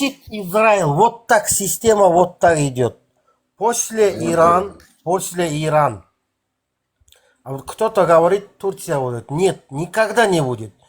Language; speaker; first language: Russian; non-native, local second language; Kazakh